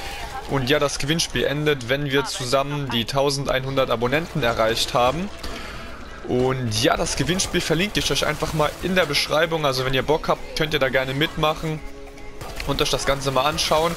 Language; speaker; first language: German; native; German